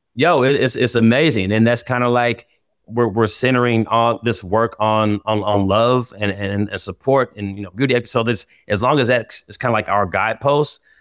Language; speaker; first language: English; native; English